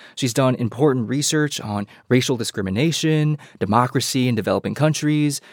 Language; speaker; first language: English; early bilingual, other home language; Chinese